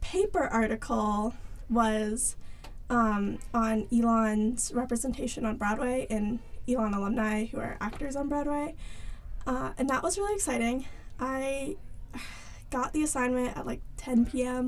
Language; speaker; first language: English; native; English